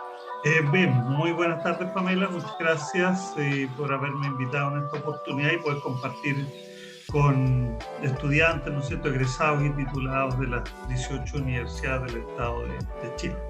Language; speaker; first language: Spanish; native; Spanish